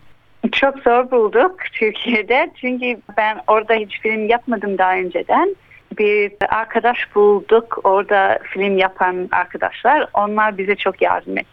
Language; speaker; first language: Turkish; early bilingual, heritage; Turkish